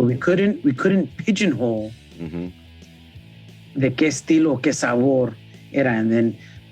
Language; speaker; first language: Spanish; early bilingual, heritage; Spanish